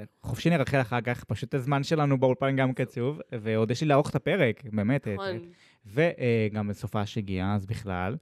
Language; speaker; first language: Hebrew; native; Hebrew